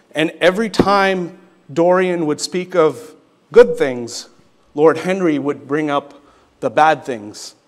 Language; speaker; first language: English; native; English